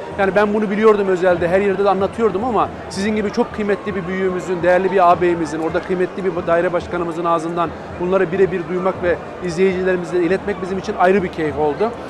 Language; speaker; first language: Turkish; native; Turkish